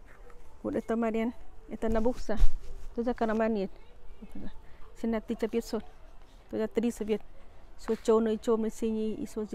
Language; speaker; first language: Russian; non-native, learner; Tajik